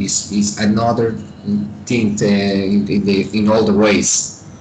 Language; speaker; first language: English; non-native, fluent; Spanish